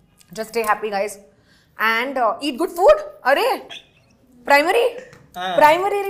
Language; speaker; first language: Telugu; non-native, local second language; Hindi